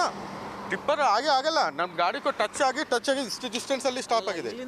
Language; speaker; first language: Kannada; non-native, learner; Telugu